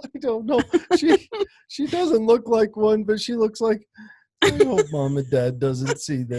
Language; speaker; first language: English; native; English